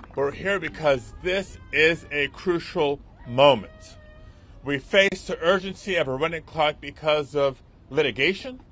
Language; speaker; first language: English; early bilingual, other home language; Spanish